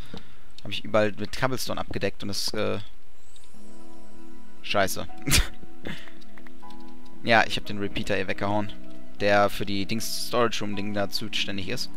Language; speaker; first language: German; native; German